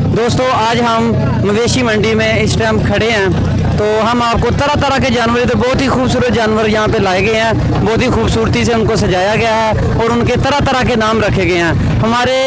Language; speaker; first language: Urdu; non-native, local second language; Punjabi